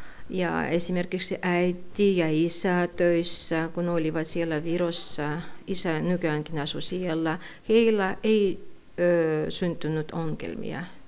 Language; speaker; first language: Finnish; non-native, fluent; Russian